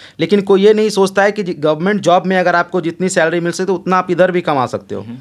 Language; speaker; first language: Hindi; native; Hindi